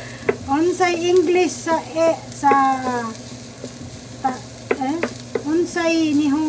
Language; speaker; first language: Japanese; non-native, learner; Cebuano